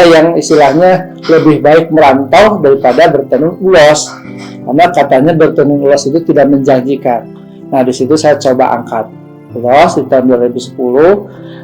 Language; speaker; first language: Indonesian; non-native, local second language; Sundanese